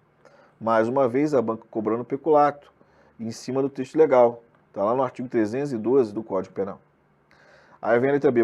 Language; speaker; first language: Portuguese; native; Portuguese